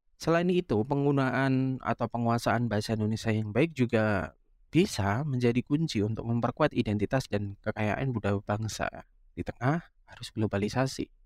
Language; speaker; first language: Indonesian; non-native, local second language; Javanese